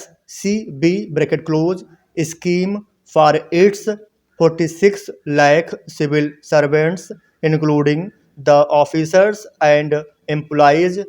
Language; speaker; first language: English; non-native, local second language; Hindi